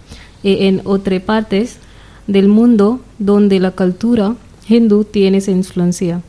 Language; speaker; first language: Spanish; non-native, learner; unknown